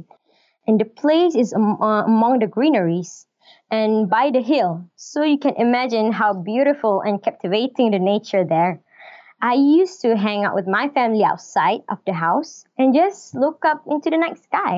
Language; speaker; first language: English; non-native, local second language; Malay